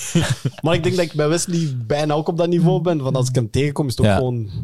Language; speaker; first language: Dutch; early bilingual, other home language; Lingala